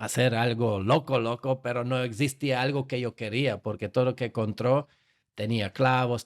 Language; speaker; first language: Spanish; non-native, fluent; Slovak